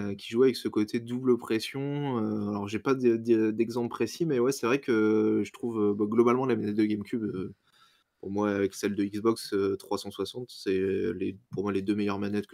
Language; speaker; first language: French; native; French